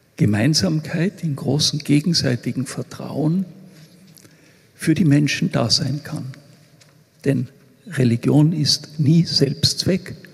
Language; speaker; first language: German; native; German